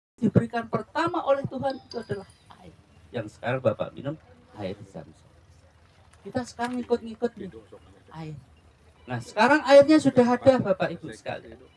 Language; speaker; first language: Indonesian; non-native, local second language; Javanese